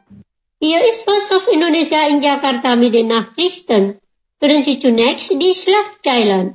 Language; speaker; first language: German; non-native, fluent; Indonesian